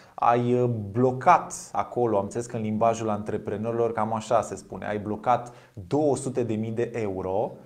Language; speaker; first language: Romanian; native; Romanian